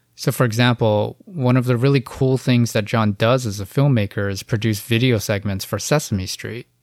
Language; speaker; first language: English; native; English